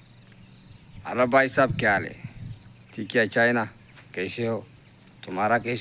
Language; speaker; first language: Hindi; non-native, learner; Oromo